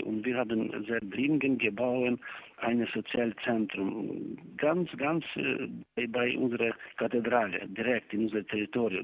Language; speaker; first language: German; non-native, learner; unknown